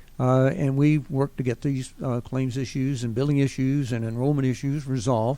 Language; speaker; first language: English; native; English